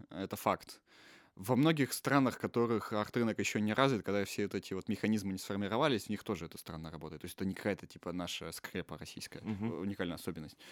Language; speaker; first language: Russian; native; Russian